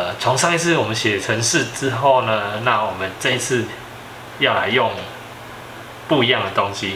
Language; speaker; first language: Chinese; native; Chinese